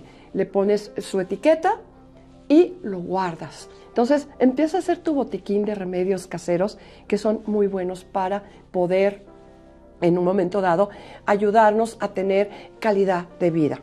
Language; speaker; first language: Spanish; native; Spanish